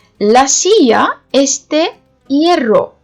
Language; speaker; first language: Spanish; non-native, learner; Turkish